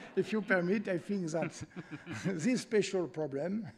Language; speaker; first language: English; non-native, learner; French